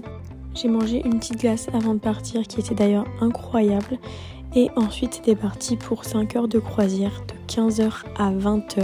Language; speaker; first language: French; native; French